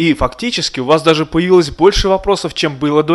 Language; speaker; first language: Russian; native; Russian